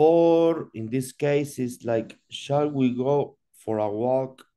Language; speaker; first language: English; non-native, learner; Spanish